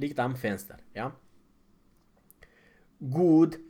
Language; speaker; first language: German; non-native, fluent; Romanian